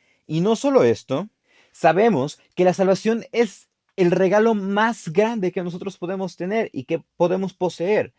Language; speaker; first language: Spanish; native; Spanish